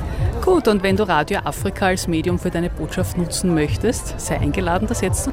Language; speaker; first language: German; native; German